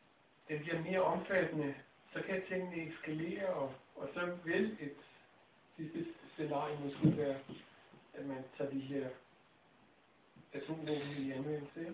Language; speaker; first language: Danish; native; Danish